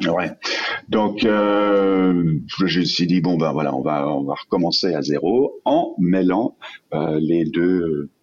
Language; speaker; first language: French; native; French